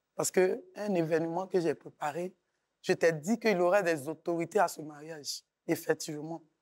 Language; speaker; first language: French; native; French